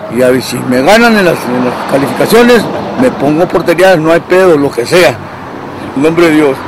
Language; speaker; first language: Spanish; native; Spanish